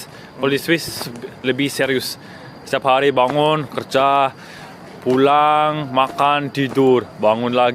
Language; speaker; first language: Indonesian; early bilingual, heritage; Indonesian